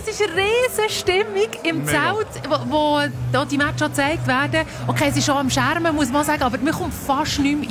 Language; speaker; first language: German; native; German